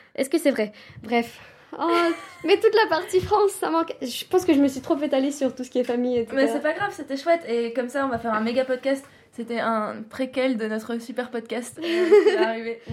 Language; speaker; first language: French; early bilingual, other home language; Romanian